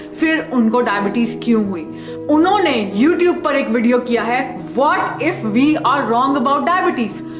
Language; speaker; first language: Hindi; native; Hindi